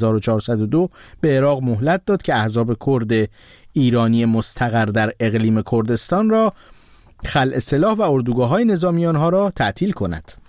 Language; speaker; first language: Persian; native; Persian